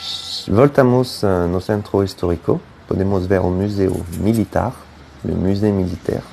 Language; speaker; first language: Portuguese; non-native, fluent; French